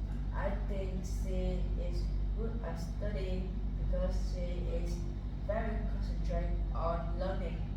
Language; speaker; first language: English; non-native, learner; Vietnamese